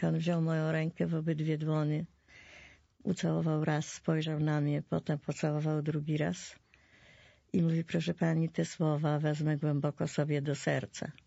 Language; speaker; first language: Polish; native; Polish